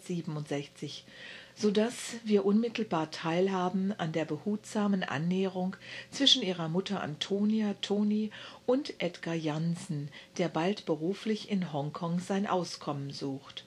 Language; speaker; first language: German; native; German